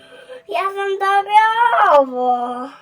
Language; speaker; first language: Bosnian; early bilingual, heritage; Serbian